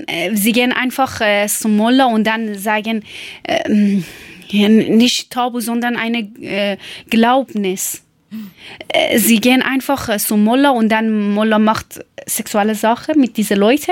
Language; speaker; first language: German; non-native, learner; Persian